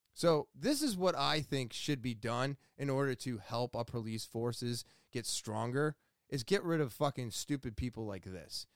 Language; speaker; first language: English; native; English